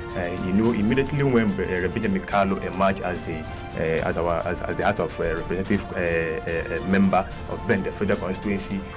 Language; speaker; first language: English; non-native, local second language; Igbo